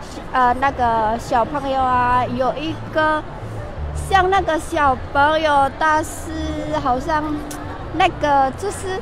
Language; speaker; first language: Chinese; non-native, learner; Indonesian